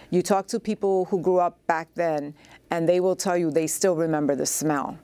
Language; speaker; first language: English; native; English